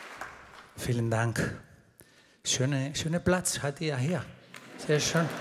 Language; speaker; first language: German; non-native, fluent; Spanish